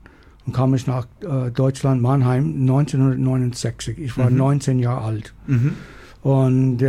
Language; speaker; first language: German; non-native, learner; English